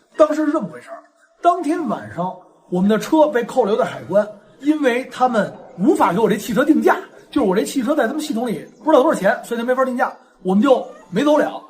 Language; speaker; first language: Chinese; native; Chinese